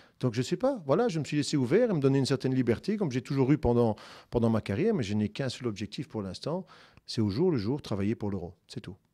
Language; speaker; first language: French; native; French